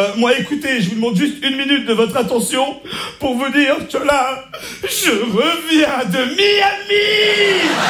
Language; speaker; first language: French; native; French